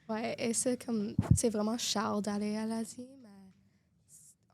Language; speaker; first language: French; non-native, local second language; English